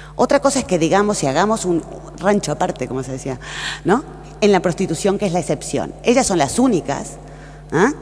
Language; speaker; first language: Spanish; native; Spanish